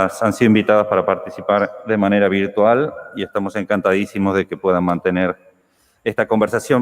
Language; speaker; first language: Spanish; native; Spanish